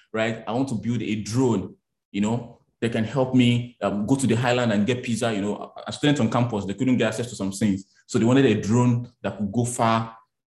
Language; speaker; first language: English; non-native, local second language; Yoruba